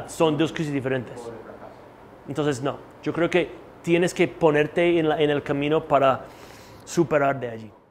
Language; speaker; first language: Spanish; non-native, fluent; English